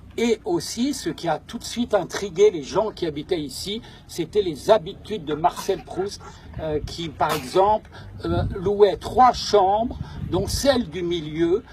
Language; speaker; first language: French; native; French